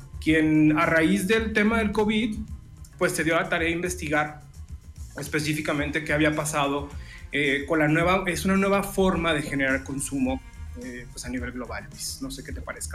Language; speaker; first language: Spanish; native; Spanish